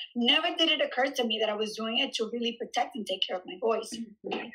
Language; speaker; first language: English; early bilingual, other home language; Spanish